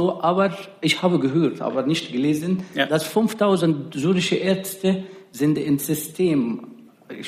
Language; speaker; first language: German; non-native, fluent; Arabic